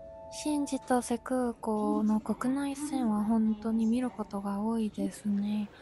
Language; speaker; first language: Japanese; non-native, fluent; Korean